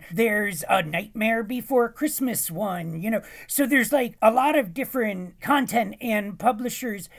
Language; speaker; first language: English; native; English